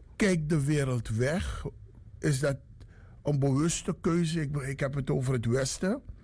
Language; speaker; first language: Dutch; native; Dutch